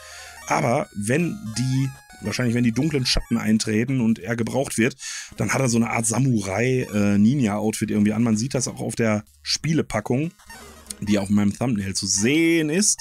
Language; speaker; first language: German; native; German